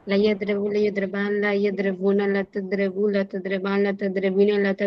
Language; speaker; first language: Arabic; non-native, learner; Urdu